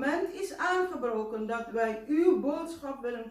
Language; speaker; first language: Dutch; non-native, fluent; Indonesian